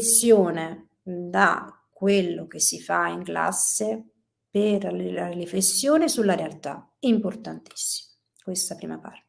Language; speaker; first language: Italian; native; Italian